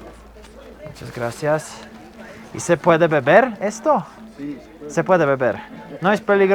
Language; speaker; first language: Spanish; non-native, learner; Slovak